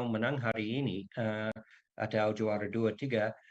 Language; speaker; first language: Indonesian; non-native, learner; English